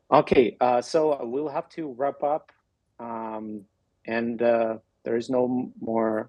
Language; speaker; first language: English; non-native, fluent; Ukrainian